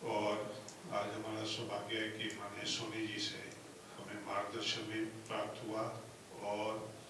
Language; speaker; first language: Hindi; native; Hindi